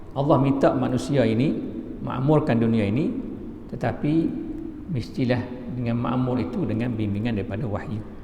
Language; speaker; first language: Malay; native; Malay